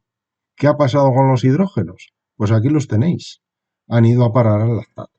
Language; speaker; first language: Spanish; native; Spanish